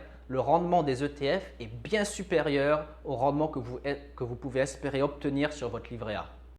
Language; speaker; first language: French; native; French